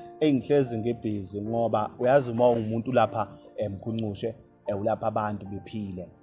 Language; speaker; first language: Zulu; native; Zulu